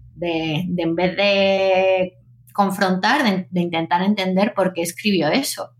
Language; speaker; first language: Spanish; native; Spanish